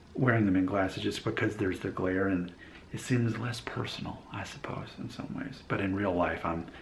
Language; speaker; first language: English; native; English